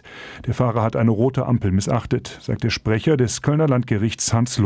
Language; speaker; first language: German; native; German